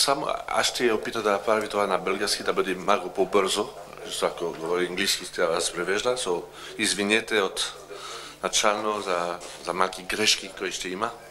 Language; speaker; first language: Bulgarian; non-native, learner; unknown